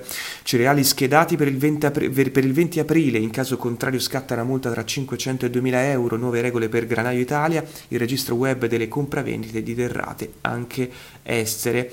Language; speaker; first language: Italian; native; Italian